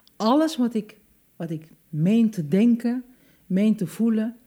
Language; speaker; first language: Dutch; native; Dutch